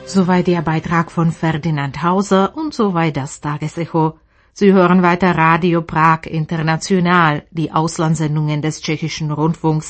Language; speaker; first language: German; native; German